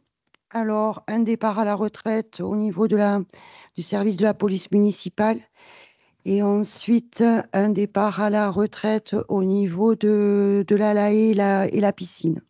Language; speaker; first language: French; native; French